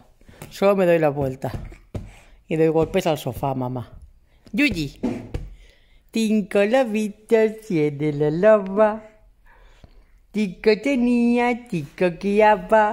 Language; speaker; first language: Spanish; native; Spanish